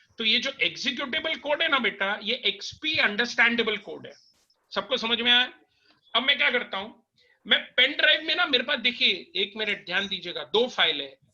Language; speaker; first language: Hindi; native; Hindi